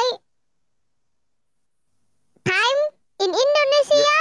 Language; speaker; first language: English; non-native, learner; Indonesian